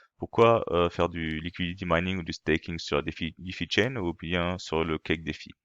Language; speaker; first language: French; non-native, fluent; German